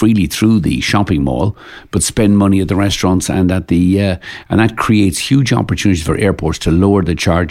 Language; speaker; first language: English; native; English